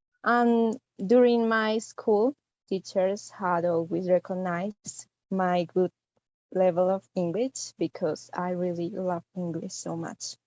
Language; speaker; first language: English; non-native, fluent; Spanish